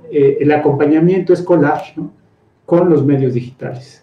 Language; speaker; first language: Spanish; native; Spanish